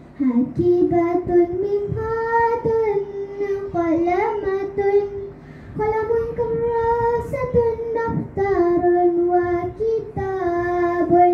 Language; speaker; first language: Arabic; non-native, learner; Malay